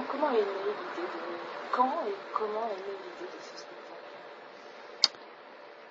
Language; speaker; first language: French; native; French